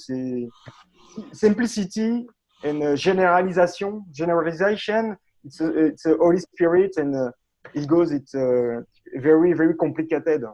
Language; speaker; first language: English; non-native, learner; French